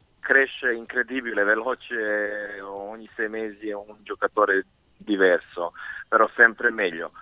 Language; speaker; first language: Italian; non-native, fluent; Serbian